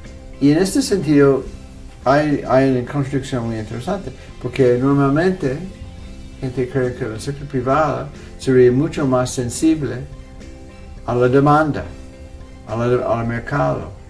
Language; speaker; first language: Spanish; non-native, fluent; English